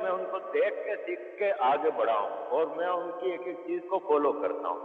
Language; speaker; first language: Urdu; non-native, local second language; Memoni